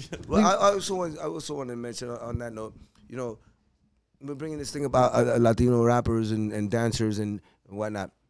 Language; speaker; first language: English; early bilingual, other home language; Spanish